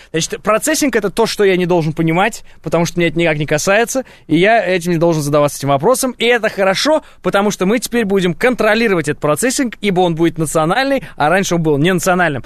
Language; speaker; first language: Russian; native; Russian